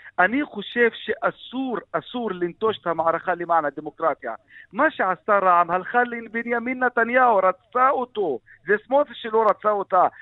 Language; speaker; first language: Hebrew; non-native, local second language; Arabic